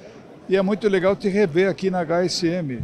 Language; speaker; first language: Portuguese; native; Portuguese